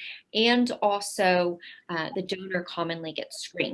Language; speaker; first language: English; native; English